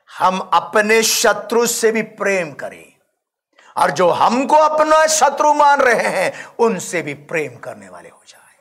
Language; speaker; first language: Hindi; non-native, local second language; Malayalam